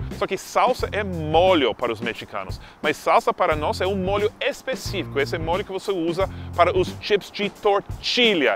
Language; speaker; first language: Portuguese; non-native, fluent; English